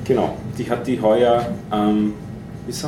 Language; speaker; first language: German; native; German